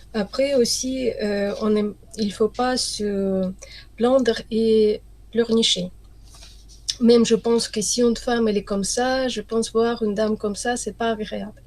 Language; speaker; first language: French; non-native, fluent; Ukrainian